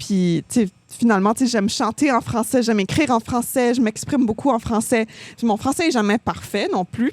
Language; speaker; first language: French; native; French